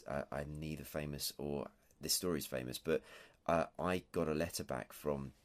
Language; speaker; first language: English; native; English